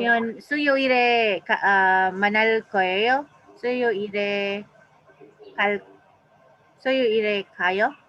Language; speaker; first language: Korean; non-native, learner; English